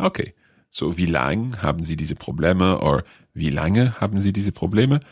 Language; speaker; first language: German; non-native, learner; English